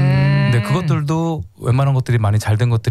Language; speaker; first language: Korean; native; Korean